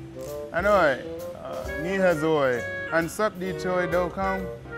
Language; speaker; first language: Vietnamese; non-native, fluent; English